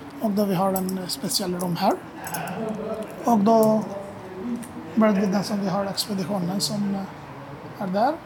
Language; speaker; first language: Swedish; non-native, fluent; Arabic